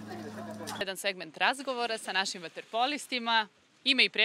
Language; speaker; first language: Serbian; native; Serbian